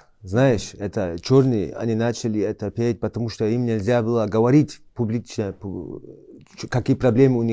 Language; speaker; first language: Russian; early bilingual, heritage; Chechen